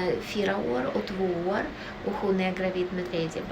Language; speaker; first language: Swedish; non-native, local second language; Russian